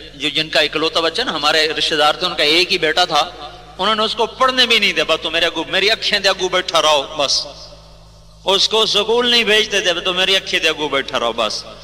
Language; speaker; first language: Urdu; non-native, local second language; Punjabi